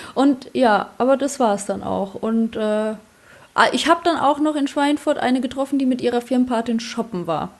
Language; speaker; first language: German; early bilingual, other home language; Polish